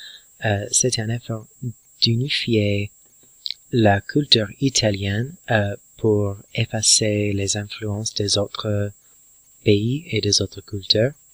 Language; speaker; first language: French; non-native, learner; English